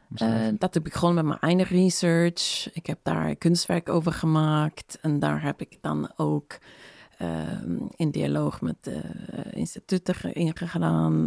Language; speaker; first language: Dutch; non-native, fluent; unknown